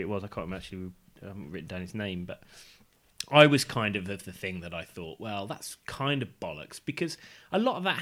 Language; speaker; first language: English; native; English